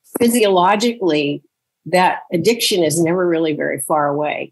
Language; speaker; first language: English; native; English